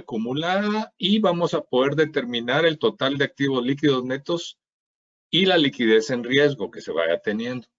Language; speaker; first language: Spanish; native; Spanish